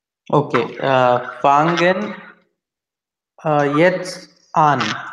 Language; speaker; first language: German; non-native, learner; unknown